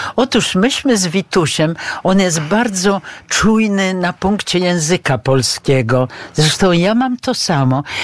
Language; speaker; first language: Polish; early bilingual, other home language; Romanian